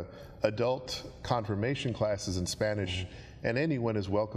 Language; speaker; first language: English; native; English